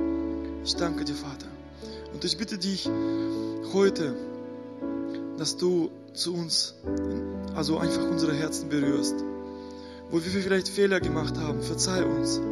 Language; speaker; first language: German; non-native, fluent; Russian